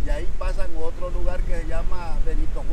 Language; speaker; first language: Spanish; native; Spanish